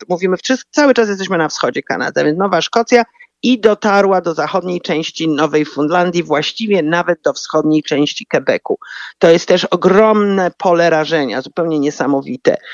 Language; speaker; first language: Polish; native; Polish